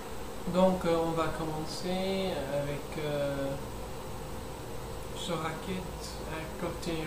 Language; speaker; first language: French; non-native, learner; English